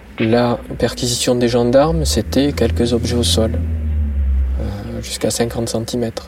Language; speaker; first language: French; native; French